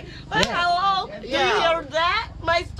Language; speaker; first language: English; non-native, learner; Sundanese